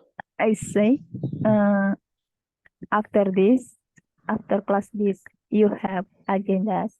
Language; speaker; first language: English; non-native, learner; Indonesian